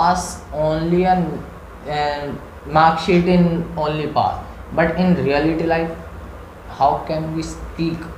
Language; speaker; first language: English; non-native, learner; Hindi